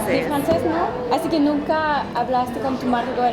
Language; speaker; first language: Spanish; non-native, learner; French